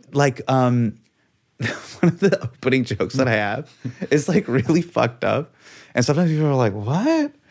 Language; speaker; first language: English; native; English